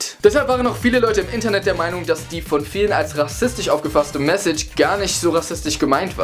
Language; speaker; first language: German; native; German